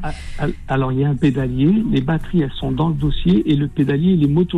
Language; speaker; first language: French; native; French